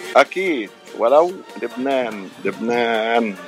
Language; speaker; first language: Arabic; native; Arabic